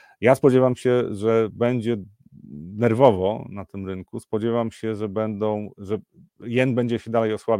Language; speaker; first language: Polish; native; Polish